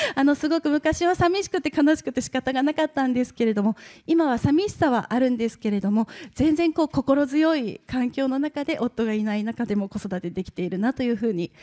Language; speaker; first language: Japanese; native; Japanese